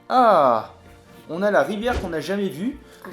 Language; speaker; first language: French; native; French